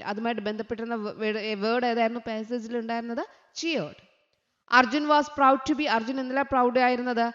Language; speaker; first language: Malayalam; native; Malayalam